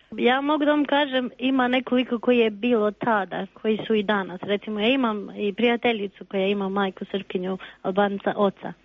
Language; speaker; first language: Serbian; non-native, local second language; Albanian